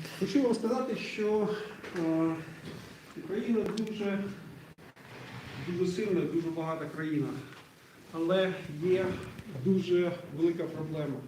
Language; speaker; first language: Ukrainian; non-native, local second language; Russian